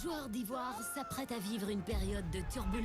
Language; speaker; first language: French; native; French